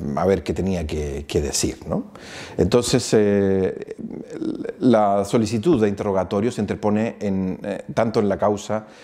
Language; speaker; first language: Spanish; native; Spanish